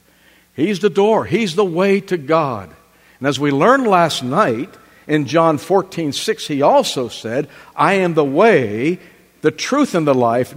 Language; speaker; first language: English; native; English